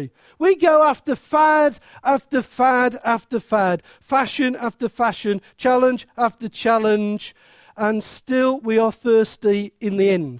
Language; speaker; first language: English; native; English